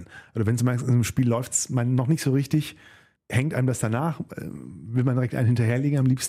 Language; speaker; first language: German; native; German